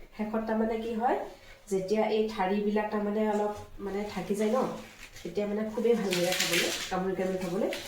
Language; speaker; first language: Assamese; non-native, local second language; Manipuri